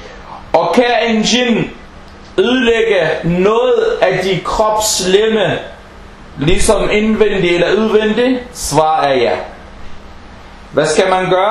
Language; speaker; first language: Danish; early bilingual, other home language; Arabic